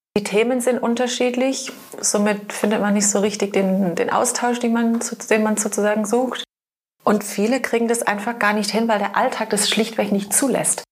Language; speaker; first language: German; non-native, fluent; English